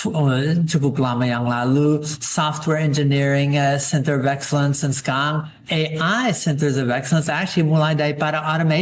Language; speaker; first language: Indonesian; non-native, fluent; English